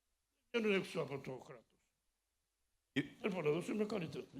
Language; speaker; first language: Greek; early bilingual, heritage; Greek